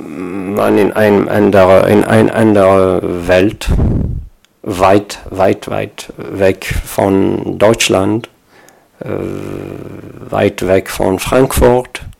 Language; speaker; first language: German; non-native, fluent; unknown